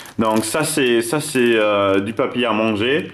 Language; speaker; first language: French; non-native, fluent; German